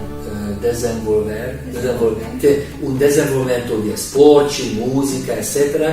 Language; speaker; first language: Portuguese; non-native, fluent; Hungarian